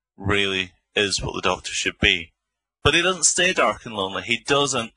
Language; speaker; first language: English; native; English